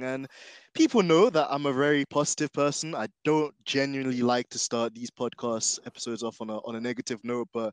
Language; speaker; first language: English; native; English